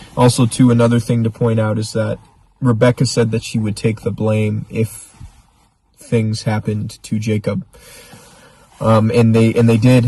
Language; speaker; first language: English; native; English